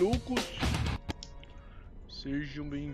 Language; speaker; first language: Portuguese; native; Portuguese